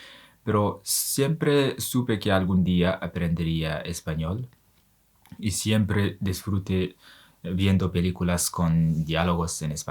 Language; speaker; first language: Spanish; non-native, learner; Mongolian